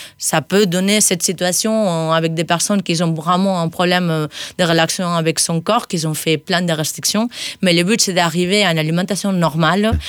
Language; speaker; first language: French; non-native, fluent; Spanish